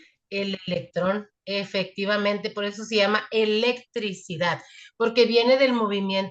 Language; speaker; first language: Spanish; native; Spanish